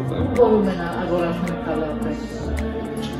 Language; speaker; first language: Greek; non-native, learner; Indonesian